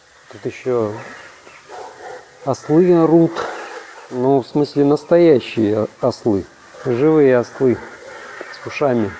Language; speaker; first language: Russian; native; Russian